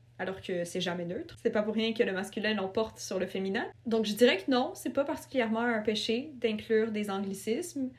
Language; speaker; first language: French; early bilingual, other home language; Russian